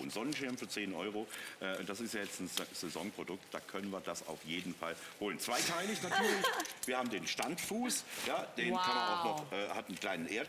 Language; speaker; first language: German; native; German